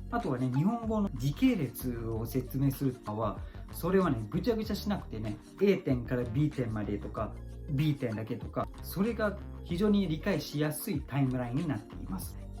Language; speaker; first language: Japanese; non-native, fluent; Malay